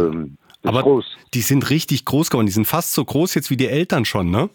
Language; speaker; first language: German; native; German